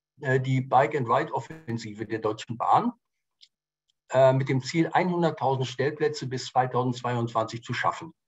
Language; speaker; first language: German; native; German